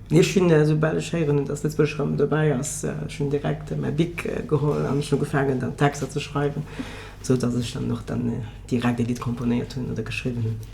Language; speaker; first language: Luxembourgish; early bilingual, other home language; Portuguese